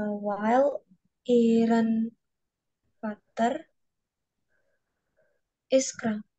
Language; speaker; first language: German; non-native, learner; Indonesian